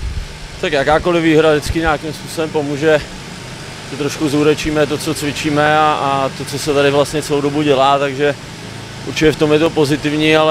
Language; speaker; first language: Czech; native; Czech